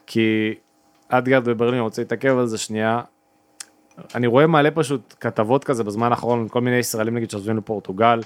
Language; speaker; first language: Hebrew; native; Hebrew